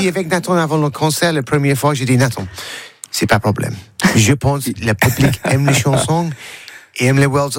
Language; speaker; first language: French; non-native, learner; English